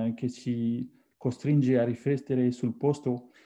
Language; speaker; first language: Italian; non-native, fluent; French